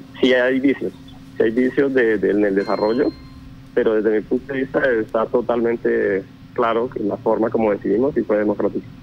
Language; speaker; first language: Spanish; native; Spanish